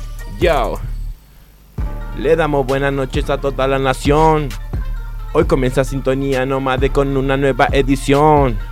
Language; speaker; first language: Spanish; native; Spanish